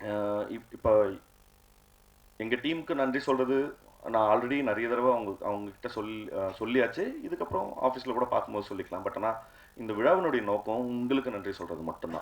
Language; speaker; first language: Tamil; native; Tamil